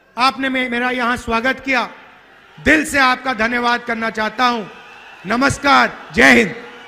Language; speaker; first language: Hindi; native; Hindi